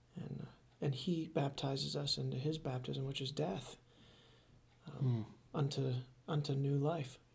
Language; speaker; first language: English; native; English